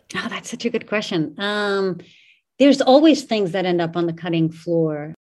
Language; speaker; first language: English; non-native, fluent; Portuguese